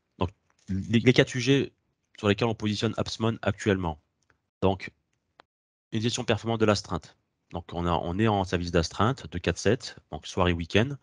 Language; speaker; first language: French; native; French